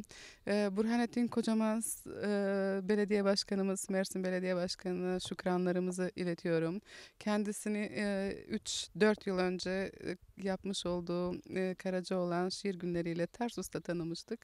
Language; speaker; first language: Turkish; native; Turkish